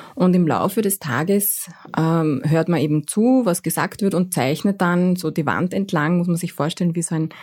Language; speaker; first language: German; native; German